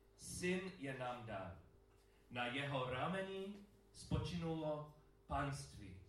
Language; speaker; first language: Czech; non-native, learner; English